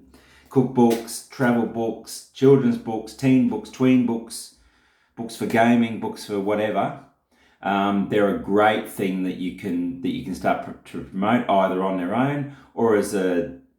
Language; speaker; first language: English; native; English